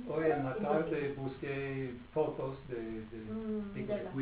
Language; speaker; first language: Spanish; non-native, fluent; English